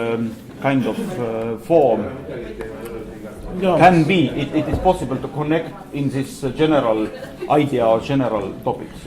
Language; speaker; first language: English; non-native, fluent; Estonian